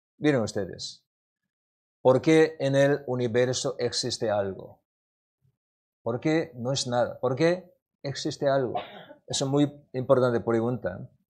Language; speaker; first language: Spanish; non-native, learner; Korean